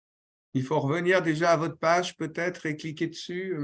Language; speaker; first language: French; native; French